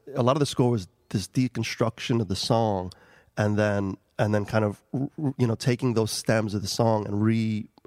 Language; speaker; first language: English; early bilingual, other home language; Albanian